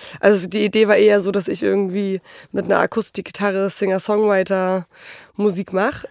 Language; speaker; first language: German; early bilingual, other home language; Polish